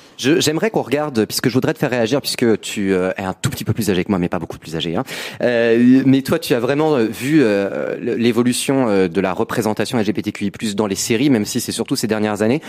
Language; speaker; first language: French; native; French